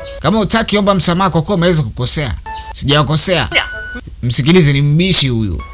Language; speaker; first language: Swahili; native; Swahili